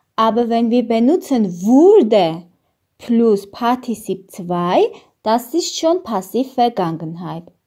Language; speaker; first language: German; non-native, learner; Armenian